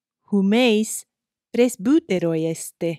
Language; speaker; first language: Greek; non-native, fluent; English